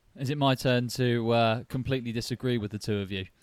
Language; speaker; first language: English; native; English